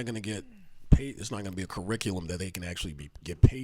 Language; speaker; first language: English; native; English